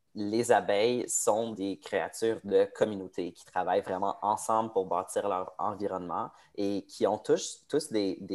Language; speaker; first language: French; native; French